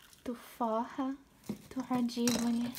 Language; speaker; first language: Arabic; non-native, fluent; Ukrainian